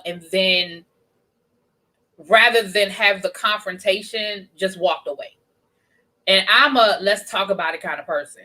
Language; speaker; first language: English; native; English